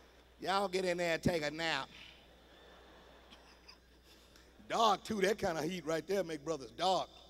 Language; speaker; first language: English; native; English